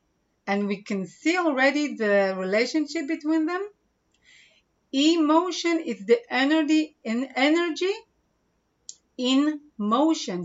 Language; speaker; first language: English; non-native, fluent; Hebrew